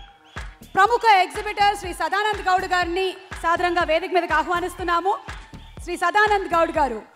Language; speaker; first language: Telugu; native; Telugu